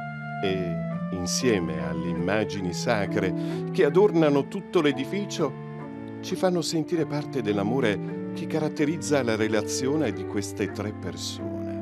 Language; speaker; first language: Italian; native; Italian